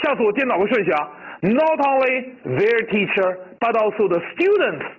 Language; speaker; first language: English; non-native, fluent; Chinese